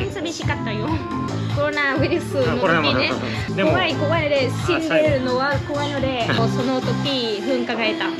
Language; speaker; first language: Japanese; non-native, learner; Vietnamese